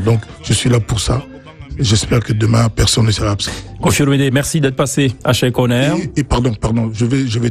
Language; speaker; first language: French; non-native, local second language; Lingala